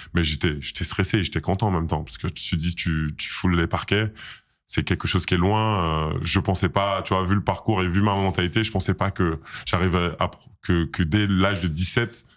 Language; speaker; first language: French; native; French